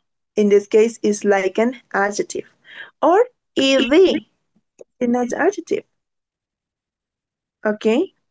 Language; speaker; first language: English; non-native, learner; Spanish